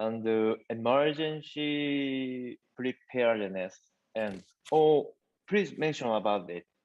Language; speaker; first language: English; non-native, learner; Japanese